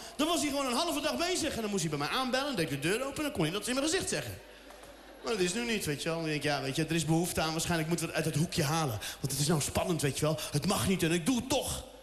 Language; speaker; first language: Dutch; early bilingual, other home language; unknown